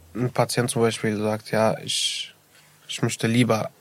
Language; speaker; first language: German; early bilingual, other home language; Arabic